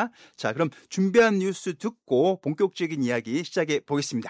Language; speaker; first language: Korean; native; Korean